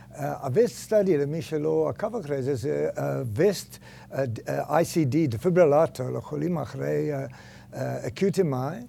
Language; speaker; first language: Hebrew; native; Hebrew